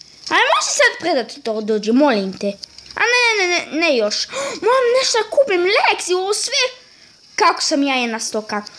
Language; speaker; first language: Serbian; early bilingual, heritage; Serbian